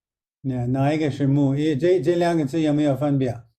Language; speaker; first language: Chinese; non-native, fluent; English